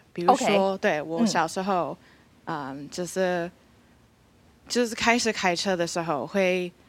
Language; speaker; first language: Chinese; non-native, fluent; English